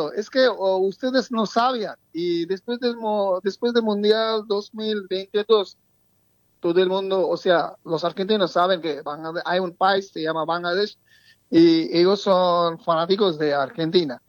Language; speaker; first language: Spanish; non-native, learner; Bangla